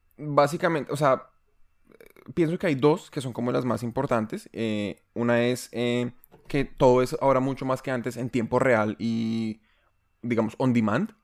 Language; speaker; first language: Spanish; native; Spanish